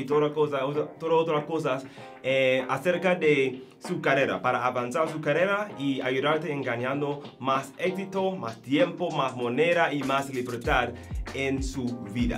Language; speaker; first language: Spanish; non-native, learner; English